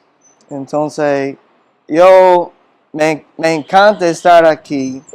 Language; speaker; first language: Spanish; non-native, fluent; English